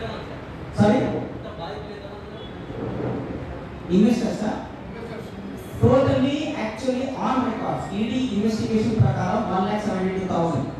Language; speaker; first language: Telugu; non-native, local second language; Urdu